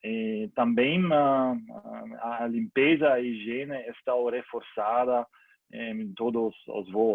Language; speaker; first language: Portuguese; non-native, learner; German